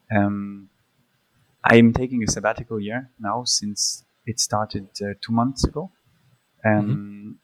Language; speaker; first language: English; early bilingual, other home language; Polish